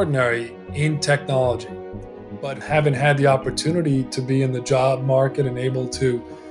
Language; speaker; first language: English; early bilingual, other home language; Italian